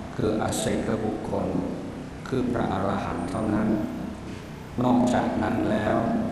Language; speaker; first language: Thai; non-native, fluent; English